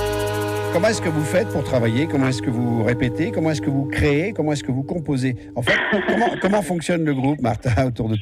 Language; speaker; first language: French; native; French